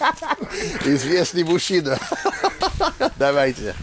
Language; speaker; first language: Russian; non-native, learner; English